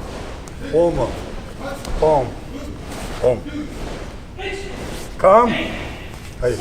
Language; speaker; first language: Japanese; native; Japanese